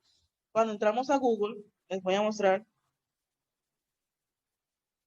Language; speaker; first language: Spanish; native; Spanish